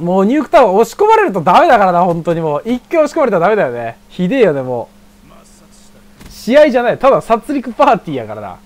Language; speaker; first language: Japanese; native; Japanese